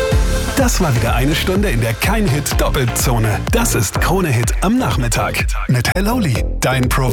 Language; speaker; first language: German; native; German